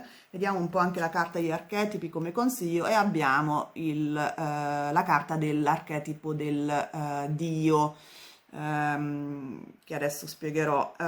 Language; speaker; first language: Italian; native; Italian